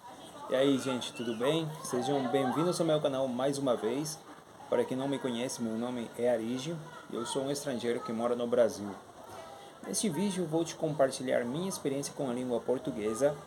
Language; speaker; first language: Portuguese; non-native, fluent; Spanish